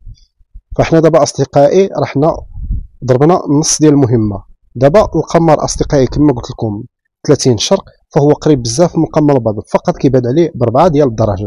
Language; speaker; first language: Arabic; native; Arabic